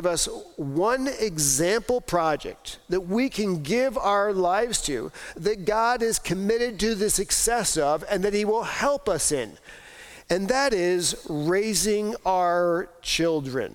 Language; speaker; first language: English; native; English